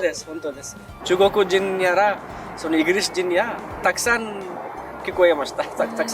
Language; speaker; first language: Japanese; non-native, fluent; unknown